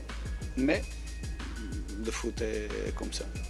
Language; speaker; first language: French; non-native, fluent; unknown